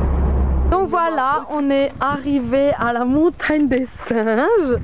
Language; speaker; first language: French; native; French